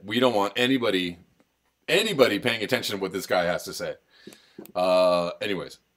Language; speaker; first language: English; native; English